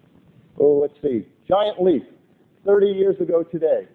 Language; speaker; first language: English; native; English